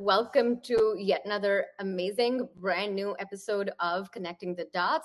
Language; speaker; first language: English; non-native, local second language; Punjabi